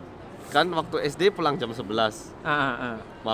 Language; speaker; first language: Indonesian; early bilingual, other home language; Korean